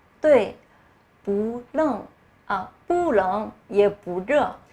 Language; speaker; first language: Chinese; non-native, learner; Korean